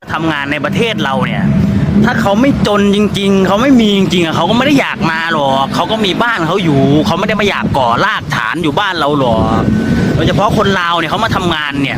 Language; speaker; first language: Thai; native; Thai